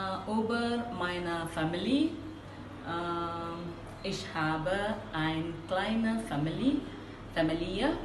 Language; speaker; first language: German; non-native, learner; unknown